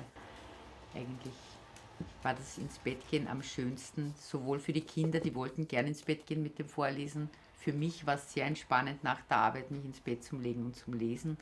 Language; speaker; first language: German; native; German